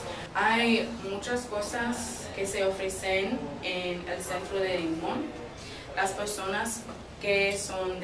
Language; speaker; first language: Spanish; early bilingual, heritage; English